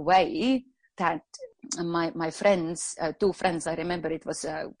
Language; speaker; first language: English; non-native, fluent; Estonian